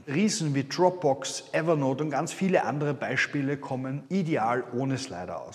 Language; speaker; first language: German; native; German